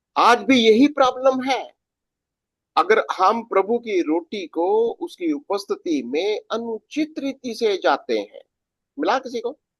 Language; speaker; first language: Hindi; native; Hindi